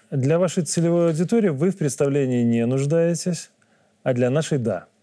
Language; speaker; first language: Russian; native; Russian